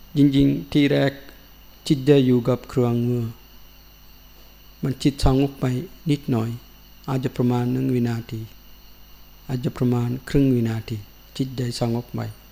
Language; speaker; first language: Thai; non-native, learner; Sinhala